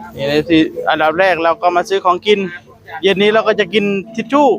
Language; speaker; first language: Thai; native; Thai